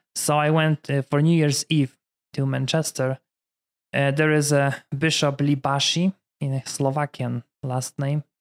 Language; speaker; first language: English; non-native, fluent; Polish